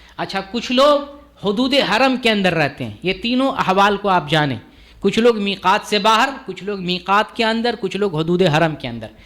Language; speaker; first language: Urdu; native; Urdu